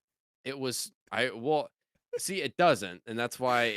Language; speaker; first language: English; native; English